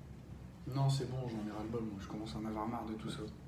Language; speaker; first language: French; native; French